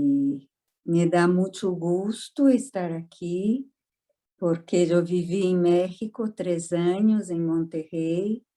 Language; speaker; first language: Spanish; non-native, fluent; Portuguese